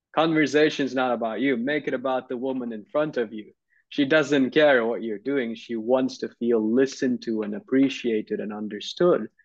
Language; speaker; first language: English; non-native, fluent; Turkish